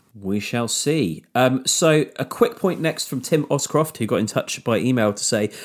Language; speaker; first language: English; native; English